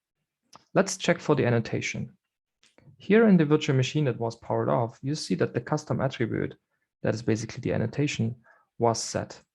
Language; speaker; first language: English; non-native, fluent; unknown